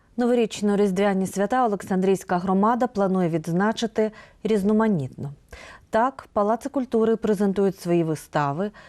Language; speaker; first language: Ukrainian; native; Ukrainian